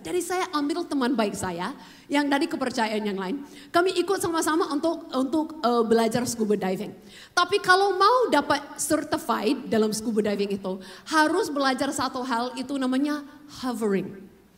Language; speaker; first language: Indonesian; non-native, fluent; English